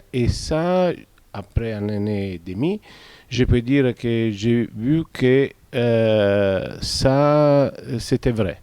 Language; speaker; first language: French; non-native, fluent; Italian